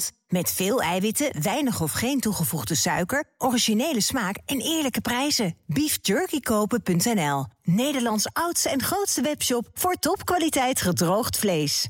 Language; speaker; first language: Dutch; native; Dutch